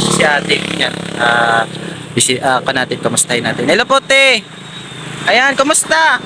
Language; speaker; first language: Filipino; non-native, local second language; Waray